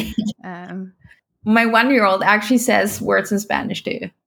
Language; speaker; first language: English; non-native, fluent; German